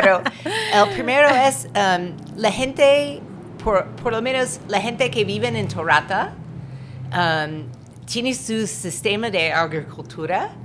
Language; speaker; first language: Spanish; non-native, fluent; English